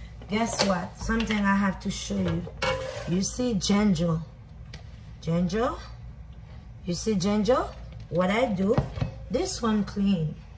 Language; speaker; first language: English; non-native, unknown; Haitian Creole